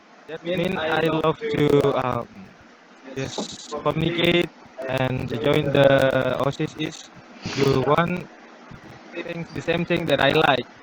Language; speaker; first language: English; non-native, learner; Indonesian